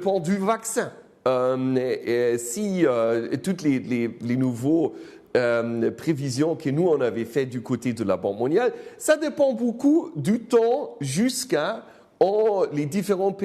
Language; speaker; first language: French; non-native, fluent; German